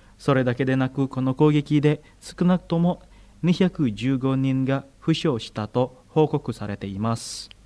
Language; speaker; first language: Japanese; non-native, fluent; Indonesian